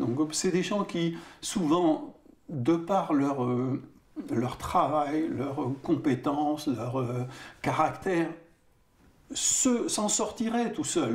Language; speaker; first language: French; native; French